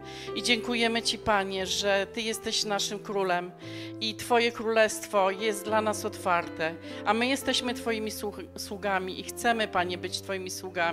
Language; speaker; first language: Polish; native; Polish